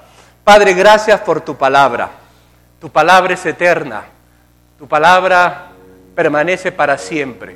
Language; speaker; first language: Spanish; native; Spanish